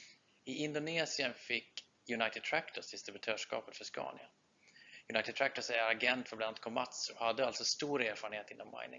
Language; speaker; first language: Swedish; native; Swedish